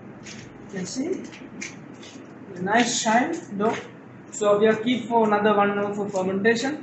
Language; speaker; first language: English; non-native, local second language; Sinhala